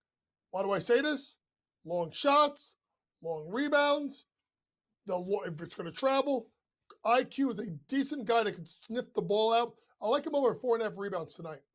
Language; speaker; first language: English; native; English